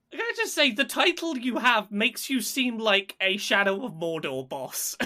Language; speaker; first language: English; native; English